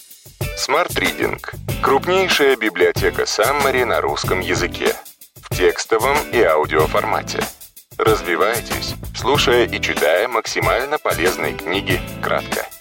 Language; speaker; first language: Russian; native; Russian